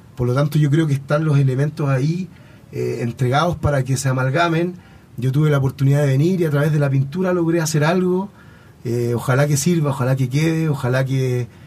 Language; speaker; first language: Spanish; native; Spanish